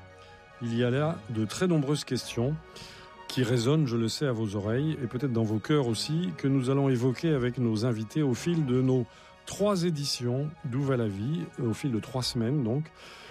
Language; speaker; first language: French; native; French